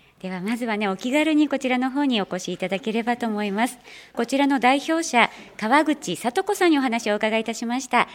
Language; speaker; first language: Japanese; native; Japanese